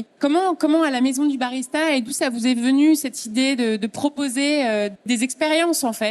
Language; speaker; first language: French; native; French